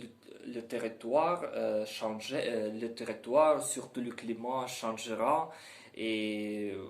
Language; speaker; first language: French; non-native, learner; Ukrainian